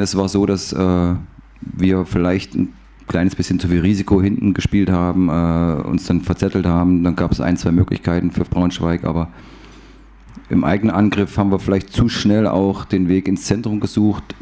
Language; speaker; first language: German; native; German